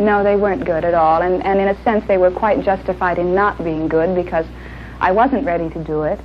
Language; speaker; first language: English; native; English